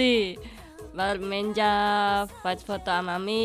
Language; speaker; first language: Catalan; non-native, learner; Indonesian